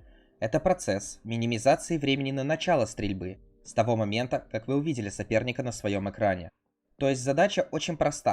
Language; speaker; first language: Russian; native; Russian